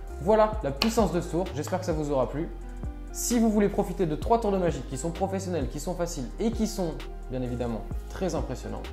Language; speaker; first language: French; native; French